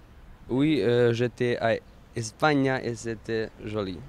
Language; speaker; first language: French; non-native, learner; Bosnian